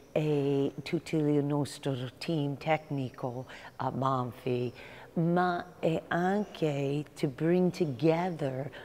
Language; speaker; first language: English; native; English